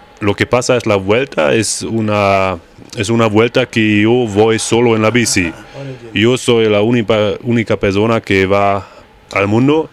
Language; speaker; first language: Spanish; non-native, learner; German